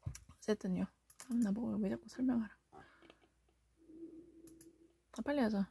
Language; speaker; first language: German; non-native, learner; Korean